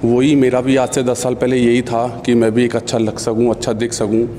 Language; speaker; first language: Hindi; native; Hindi